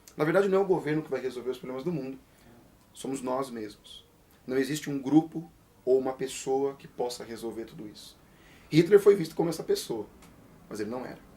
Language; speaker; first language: Portuguese; native; Portuguese